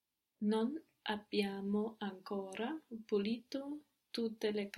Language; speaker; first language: Italian; non-native, learner; English